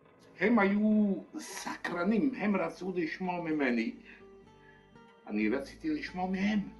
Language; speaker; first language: Hebrew; non-native, fluent; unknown